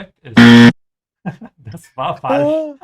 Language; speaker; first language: German; non-native, fluent; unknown